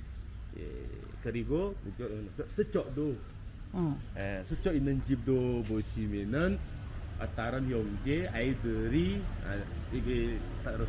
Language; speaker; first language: Korean; non-native, fluent; Indonesian